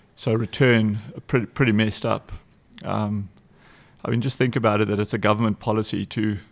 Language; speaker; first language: English; native; English